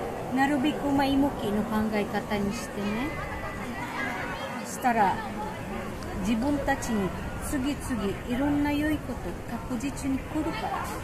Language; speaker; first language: Japanese; non-native, fluent; Filipino